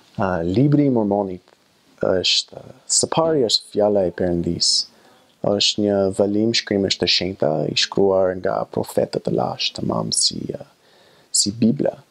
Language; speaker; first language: Albanian; non-native, learner; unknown